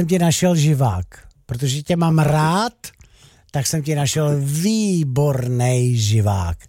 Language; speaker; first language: Czech; native; Czech